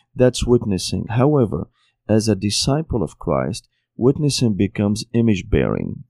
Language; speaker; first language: English; non-native, fluent; Arabic